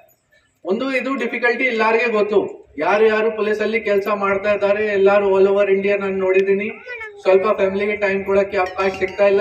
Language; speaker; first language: Kannada; non-native, fluent; Hindi